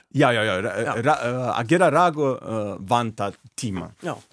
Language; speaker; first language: Icelandic; non-native, learner; Italian